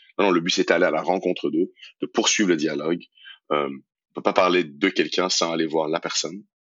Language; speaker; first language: French; early bilingual, other home language; Persian